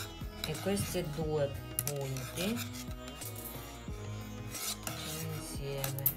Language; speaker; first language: Italian; non-native, fluent; Russian